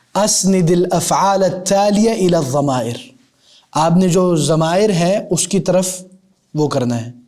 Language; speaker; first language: Urdu; native; Urdu